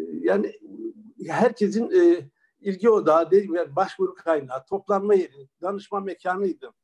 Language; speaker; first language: Turkish; early bilingual, other home language; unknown